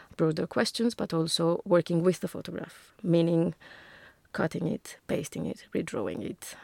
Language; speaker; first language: English; non-native, fluent; Spanish